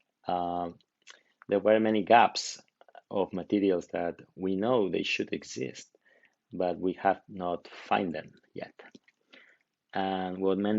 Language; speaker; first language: English; non-native, fluent; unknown